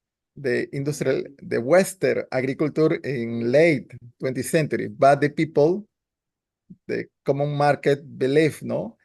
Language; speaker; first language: English; non-native, learner; Spanish